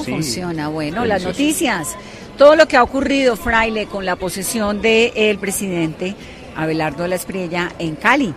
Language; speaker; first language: Spanish; native; Spanish